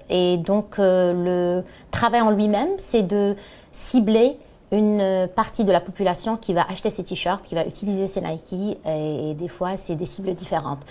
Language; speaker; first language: French; non-native, local second language; Arabic